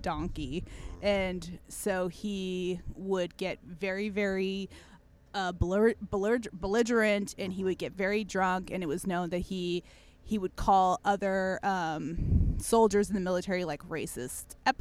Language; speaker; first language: English; native; English